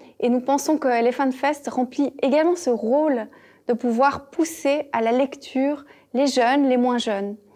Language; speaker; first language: French; native; French